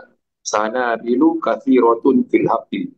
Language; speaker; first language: Arabic; non-native, learner; Malay